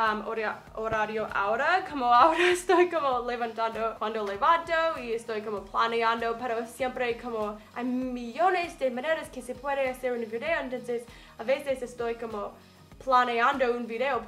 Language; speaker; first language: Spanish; non-native, fluent; English